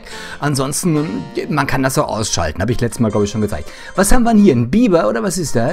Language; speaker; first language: German; native; German